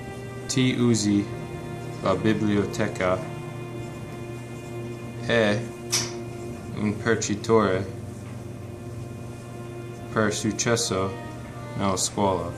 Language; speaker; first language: Italian; non-native, learner; English